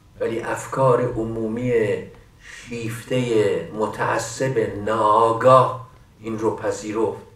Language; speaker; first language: Persian; non-native, local second language; Central Kurdish